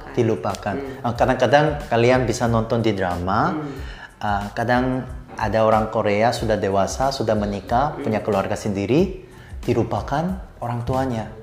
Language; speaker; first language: Indonesian; non-native, fluent; Korean